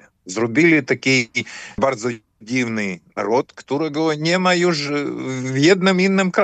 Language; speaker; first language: Polish; non-native, learner; Ukrainian